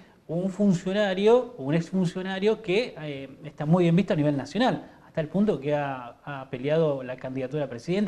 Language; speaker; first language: Spanish; native; Spanish